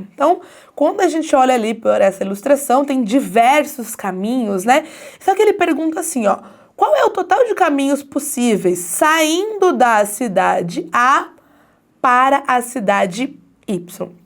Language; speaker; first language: Portuguese; native; Portuguese